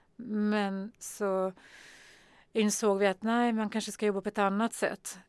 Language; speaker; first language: Swedish; early bilingual, other home language; Arabic